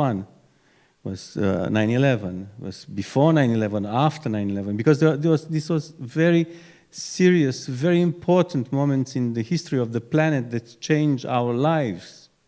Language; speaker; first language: English; non-native, fluent; Romanian